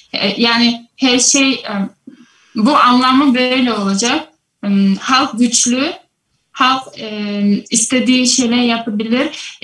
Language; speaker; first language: Turkish; non-native, learner; Kumyk